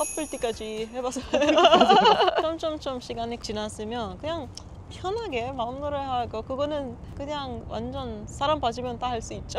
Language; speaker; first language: Korean; non-native, learner; Papiamento